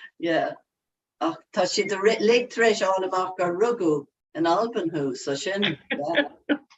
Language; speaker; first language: Irish; non-native, local second language; English